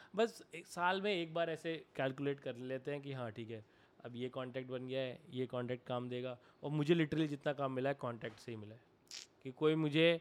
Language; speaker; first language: Hindi; native; Hindi